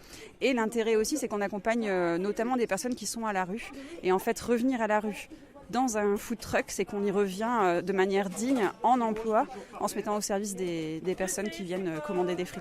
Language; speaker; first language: French; native; French